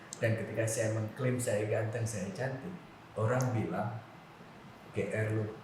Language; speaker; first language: Indonesian; non-native, local second language; Javanese